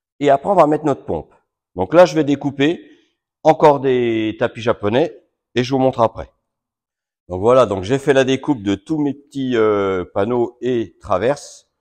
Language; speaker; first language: French; native; French